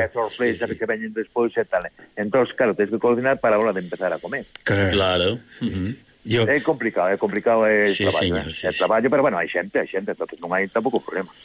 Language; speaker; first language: Galician; native; Galician